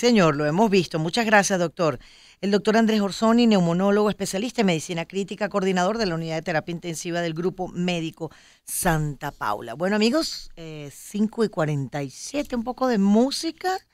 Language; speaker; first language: Spanish; native; Spanish